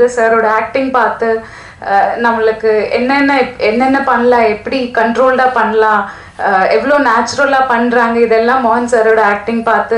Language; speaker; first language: Tamil; non-native, fluent; Malayalam